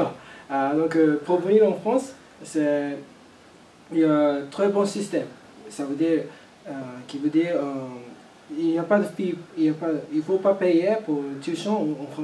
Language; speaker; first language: French; non-native, learner; Japanese